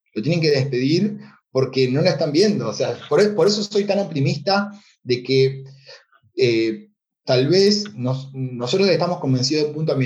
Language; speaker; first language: Spanish; native; Spanish